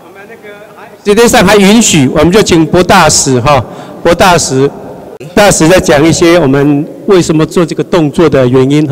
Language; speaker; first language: Chinese; native; Chinese